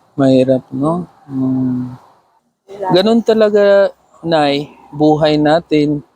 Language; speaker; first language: Filipino; non-native, learner; Urdu